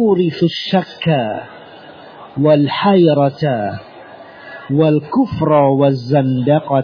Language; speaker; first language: Arabic; non-native, fluent; Indonesian